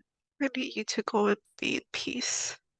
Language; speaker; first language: English; native; English